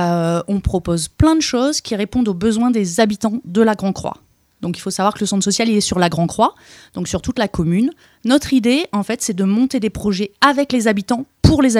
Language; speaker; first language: French; native; French